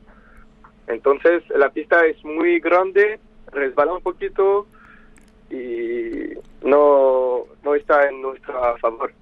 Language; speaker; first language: Spanish; non-native, fluent; French